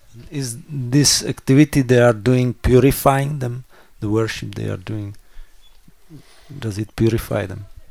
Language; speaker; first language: English; non-native, fluent; Czech